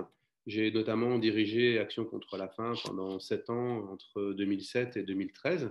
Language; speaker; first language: French; native; French